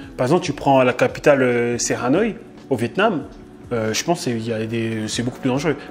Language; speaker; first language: French; native; French